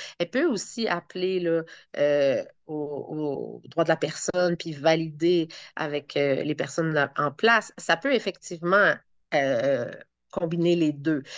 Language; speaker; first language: French; native; French